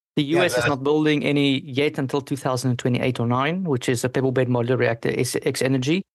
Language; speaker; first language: English; non-native, local second language; Afrikaans